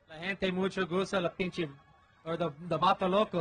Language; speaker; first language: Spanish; non-native, learner; English